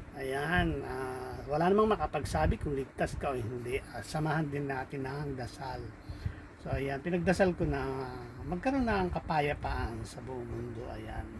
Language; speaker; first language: Filipino; non-native, local second language; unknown